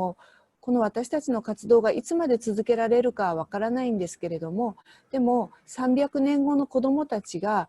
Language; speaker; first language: Japanese; native; Japanese